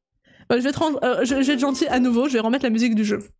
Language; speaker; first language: French; native; French